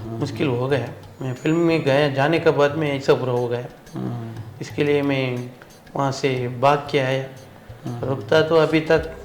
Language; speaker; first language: Hindi; non-native, local second language; Kannada